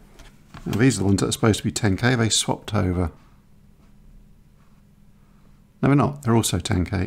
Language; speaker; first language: English; native; English